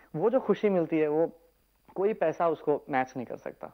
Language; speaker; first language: Hindi; non-native, local second language; Urdu